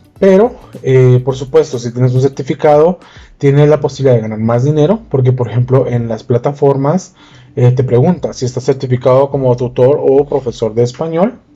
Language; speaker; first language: Spanish; native; Spanish